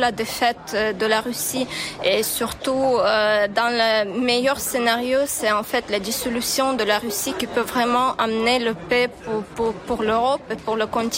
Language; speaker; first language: French; non-native, fluent; Ukrainian